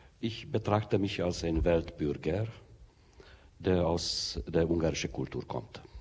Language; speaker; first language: German; non-native, fluent; Hungarian